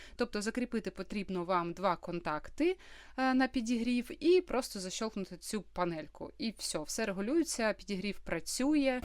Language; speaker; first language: Ukrainian; native; Ukrainian